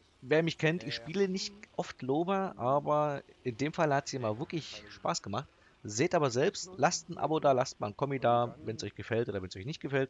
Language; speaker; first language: German; native; German